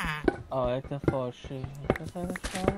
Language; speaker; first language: Russian; non-native, learner; English